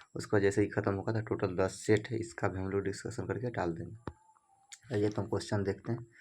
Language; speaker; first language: Hindi; native; Hindi